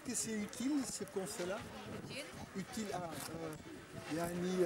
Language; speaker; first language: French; non-native, learner; Arabic